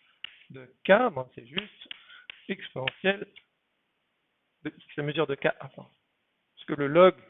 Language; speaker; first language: French; native; French